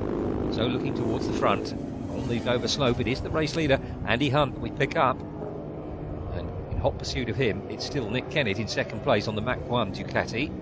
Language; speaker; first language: English; native; English